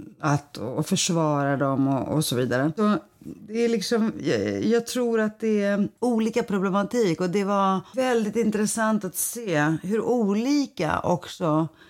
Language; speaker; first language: Swedish; early bilingual, other home language; Greek